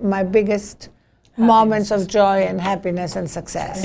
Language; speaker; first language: English; non-native, fluent; Greek